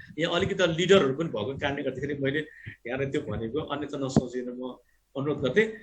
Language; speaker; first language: Nepali; non-native, local second language; Gurung